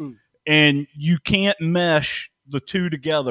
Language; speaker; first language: English; native; English